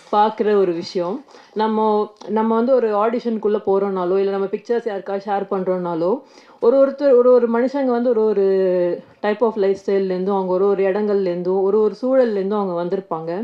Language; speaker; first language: Tamil; native; Tamil